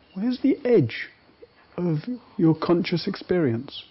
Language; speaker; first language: English; native; English